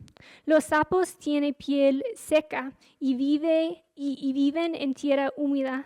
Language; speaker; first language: Spanish; non-native, fluent; English